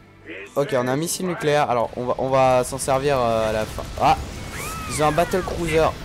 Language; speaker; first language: French; native; French